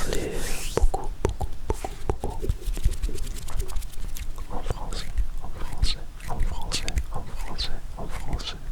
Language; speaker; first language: French; non-native, learner; Dutch